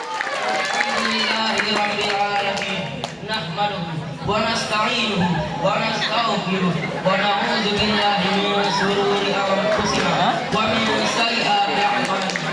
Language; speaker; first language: Arabic; non-native, learner; Indonesian